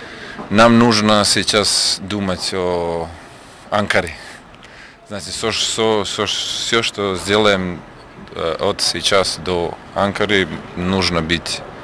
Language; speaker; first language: Russian; non-native, learner; Serbian